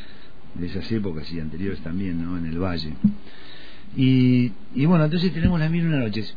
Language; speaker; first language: Spanish; native; Spanish